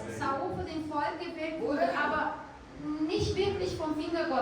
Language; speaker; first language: German; non-native, fluent; Portuguese